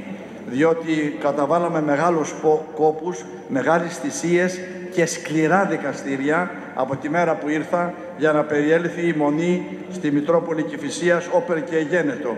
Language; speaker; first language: Greek; native; Greek